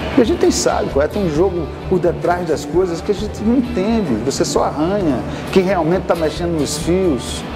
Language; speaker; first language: Portuguese; native; Portuguese